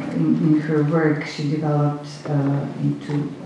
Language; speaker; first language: English; non-native, fluent; Croatian